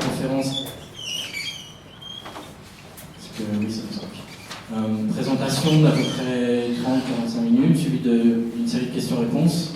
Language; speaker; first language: French; native; French